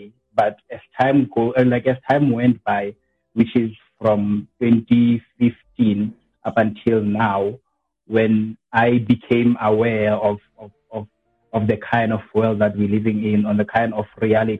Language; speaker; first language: English; non-native, local second language; Southern Sotho